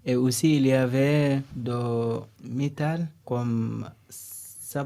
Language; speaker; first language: French; non-native, learner; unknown